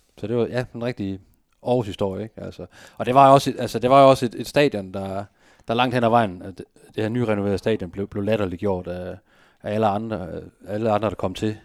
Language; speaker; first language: Danish; native; Danish